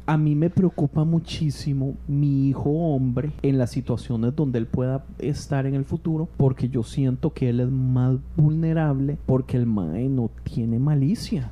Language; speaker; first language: Spanish; native; Spanish